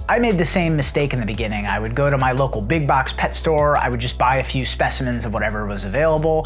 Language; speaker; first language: English; native; English